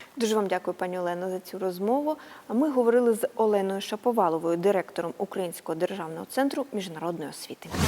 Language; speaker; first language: Ukrainian; native; Ukrainian